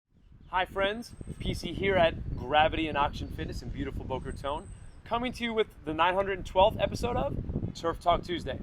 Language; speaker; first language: English; native; English